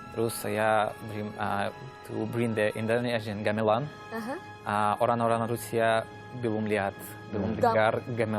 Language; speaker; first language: Indonesian; non-native, learner; Russian